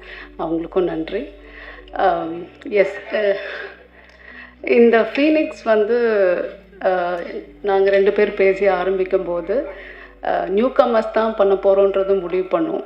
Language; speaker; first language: Tamil; native; Tamil